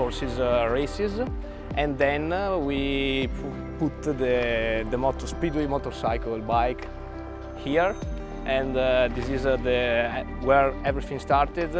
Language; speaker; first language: English; non-native, learner; Italian